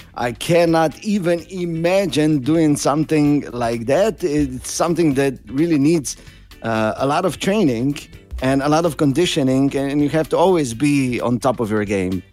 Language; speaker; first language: English; non-native, fluent; Slovenian